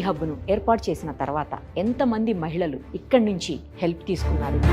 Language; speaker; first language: Telugu; native; Telugu